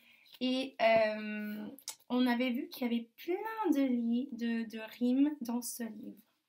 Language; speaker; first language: French; native; French